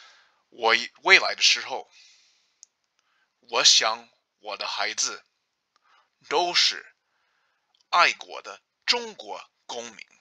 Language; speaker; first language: Chinese; non-native, learner; English